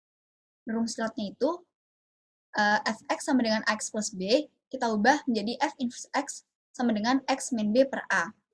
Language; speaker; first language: Indonesian; native; Indonesian